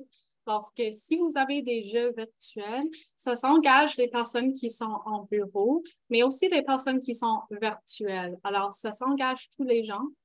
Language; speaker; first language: French; non-native, local second language; English